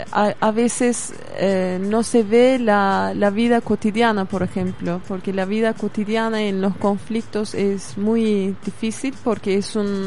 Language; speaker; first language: Spanish; non-native, fluent; Kurdish